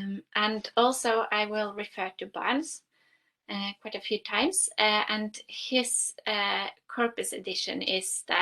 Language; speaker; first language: English; non-native, fluent; Norwegian